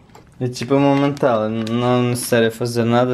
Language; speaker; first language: Portuguese; non-native, learner; Russian